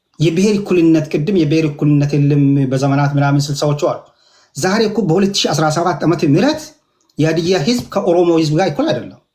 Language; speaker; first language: Amharic; non-native, local second language; Hadiyya